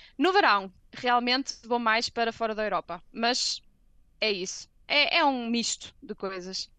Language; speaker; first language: Portuguese; native; Portuguese